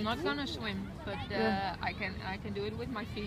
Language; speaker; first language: English; non-native, fluent; Dutch